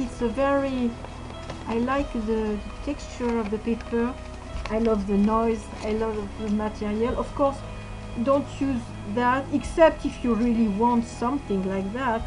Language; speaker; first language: English; non-native, fluent; French